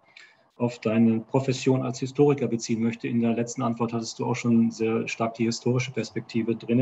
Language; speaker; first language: German; native; German